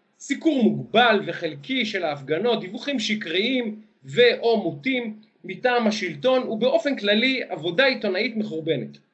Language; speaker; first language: Hebrew; native; Hebrew